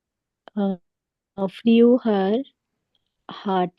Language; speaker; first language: German; non-native, learner; Urdu